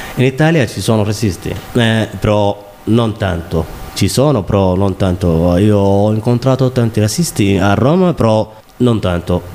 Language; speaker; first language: Italian; non-native, learner; Somali